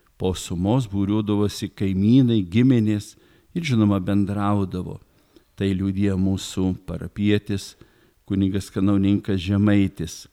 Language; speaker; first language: Lithuanian; native; Lithuanian